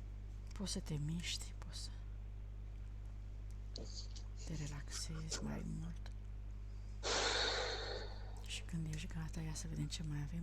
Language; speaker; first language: Romanian; native; Romanian